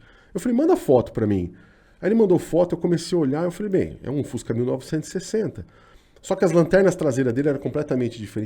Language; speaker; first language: Portuguese; native; Portuguese